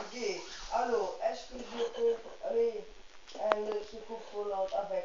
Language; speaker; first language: French; non-native, learner; Dutch